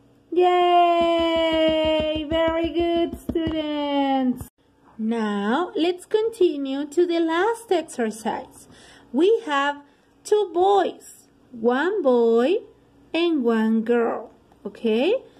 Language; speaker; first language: English; non-native, fluent; Spanish